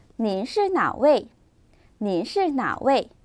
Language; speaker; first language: Chinese; non-native, fluent; Korean